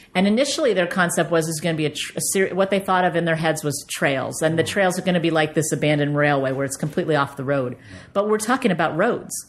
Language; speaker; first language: English; native; English